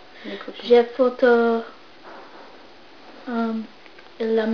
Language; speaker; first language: French; non-native, learner; English